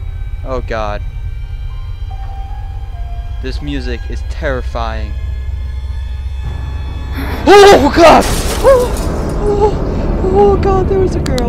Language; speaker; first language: English; native; English